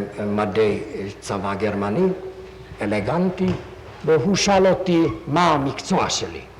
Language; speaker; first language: Hebrew; non-native, fluent; Hungarian